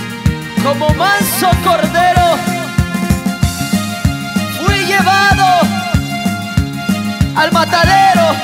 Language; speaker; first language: Spanish; native; Spanish